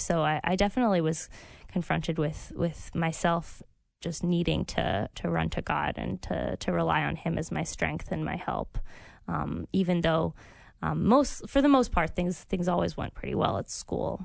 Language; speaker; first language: English; early bilingual, other home language; French